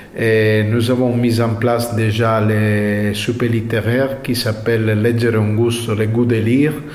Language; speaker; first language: French; non-native, fluent; Italian